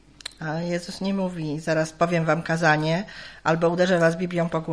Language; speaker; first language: Russian; non-native, learner; Polish